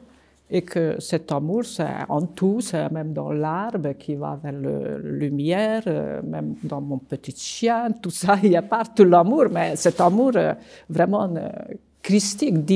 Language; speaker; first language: French; non-native, fluent; Hungarian